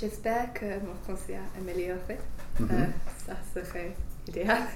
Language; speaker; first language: French; non-native, fluent; English